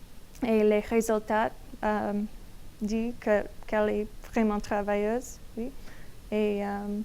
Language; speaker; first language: French; non-native, learner; English